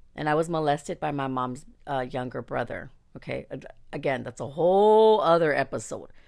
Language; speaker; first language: English; early bilingual, other home language; Spanish